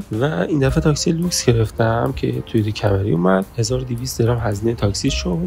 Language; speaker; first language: Persian; native; Persian